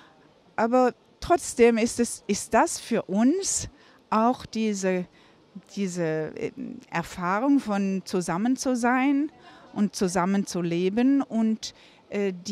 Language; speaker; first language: German; non-native, fluent; Norwegian